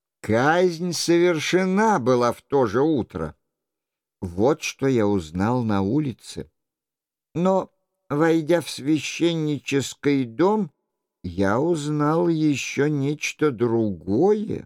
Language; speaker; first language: Russian; native; Russian